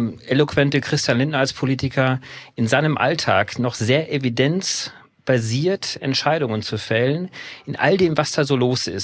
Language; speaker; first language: German; native; German